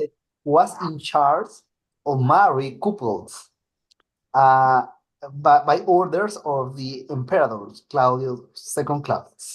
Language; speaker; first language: English; non-native, learner; Spanish